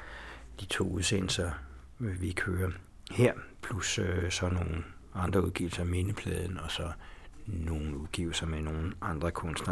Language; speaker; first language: Danish; native; Danish